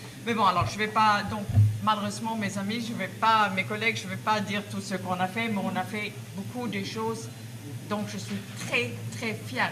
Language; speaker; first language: French; non-native, fluent; Swedish